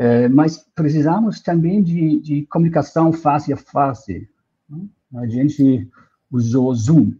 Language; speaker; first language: Portuguese; non-native, fluent; German